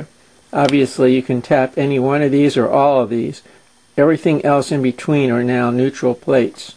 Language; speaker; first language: English; native; English